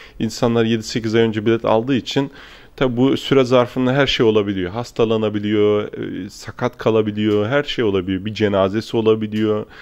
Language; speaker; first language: Turkish; early bilingual, heritage; Turkish